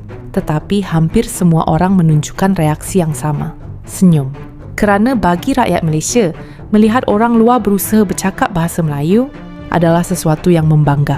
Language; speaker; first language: Malay; native; Malay